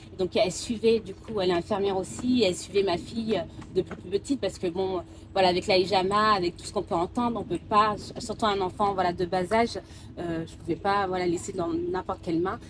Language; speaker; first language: French; early bilingual, other home language; Soninke